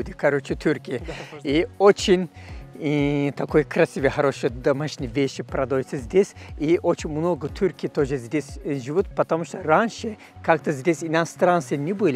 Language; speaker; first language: Russian; non-native, fluent; Turkish